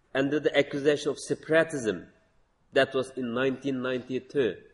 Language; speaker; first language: English; non-native, learner; Uyghur